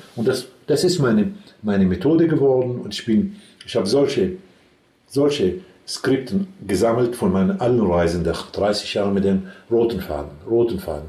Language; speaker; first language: German; non-native, fluent; Arabic